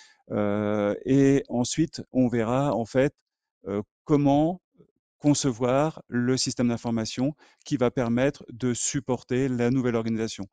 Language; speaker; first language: French; native; French